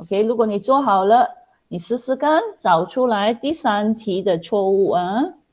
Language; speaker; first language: Chinese; non-native, local second language; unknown